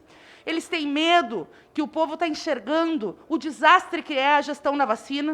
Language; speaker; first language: Portuguese; native; Portuguese